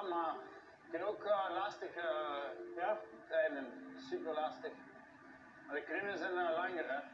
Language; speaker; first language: Dutch; non-native, local second language; French